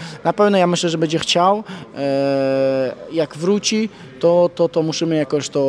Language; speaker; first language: Polish; non-native, fluent; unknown